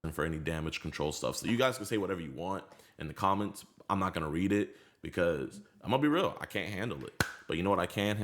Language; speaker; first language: English; native; English